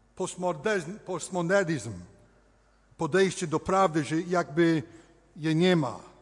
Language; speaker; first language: Polish; early bilingual, heritage; Polish